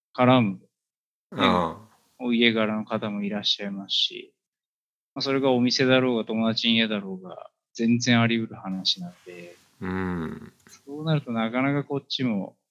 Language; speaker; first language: Japanese; native; Japanese